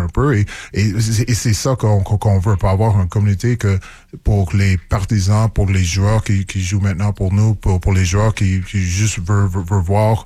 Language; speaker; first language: French; non-native, local second language; English